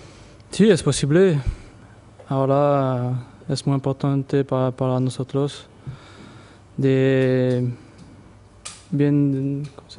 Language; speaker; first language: Spanish; non-native, learner; French